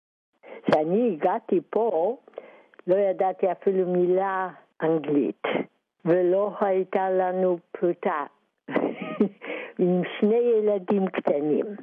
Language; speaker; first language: Hebrew; non-native, fluent; Polish